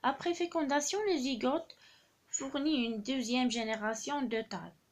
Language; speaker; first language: French; non-native, local second language; Arabic